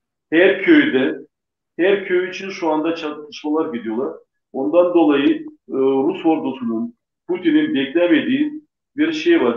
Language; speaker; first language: Turkish; non-native, local second language; Gagauz